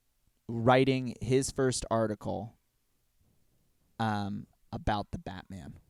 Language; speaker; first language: English; native; English